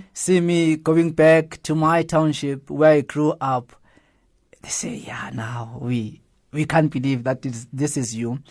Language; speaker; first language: English; non-native, local second language; Zulu